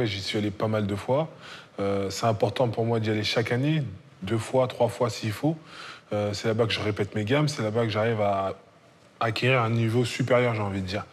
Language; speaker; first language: French; native; French